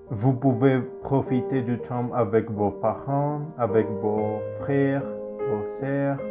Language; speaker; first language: French; non-native, learner; Spanish